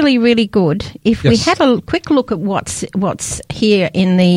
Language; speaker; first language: English; native; English